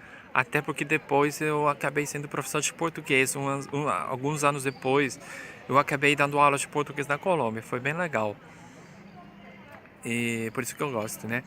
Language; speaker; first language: Portuguese; non-native, fluent; Spanish